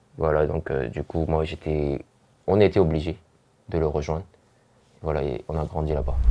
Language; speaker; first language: French; non-native, local second language; Korean